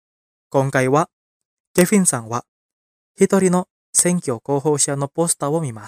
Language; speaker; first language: Japanese; non-native, fluent; Indonesian